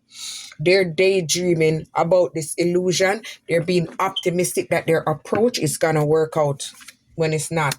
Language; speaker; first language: English; native; English